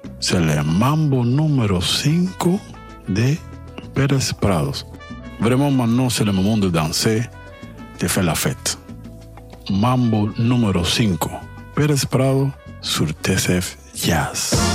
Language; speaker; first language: French; non-native, learner; Spanish